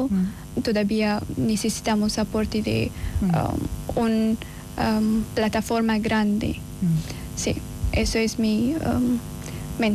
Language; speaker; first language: Spanish; non-native, learner; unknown